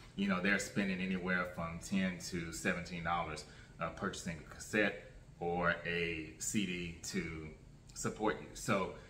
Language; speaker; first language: English; native; English